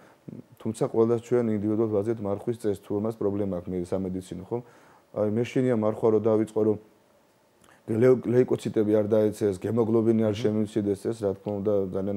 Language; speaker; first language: Georgian; native; Georgian